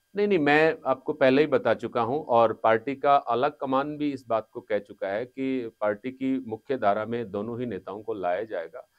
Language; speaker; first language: Hindi; native; Hindi